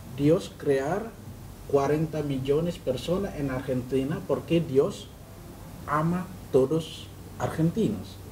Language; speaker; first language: Spanish; non-native, learner; Indonesian